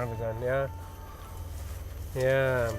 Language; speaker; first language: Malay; non-native, learner; English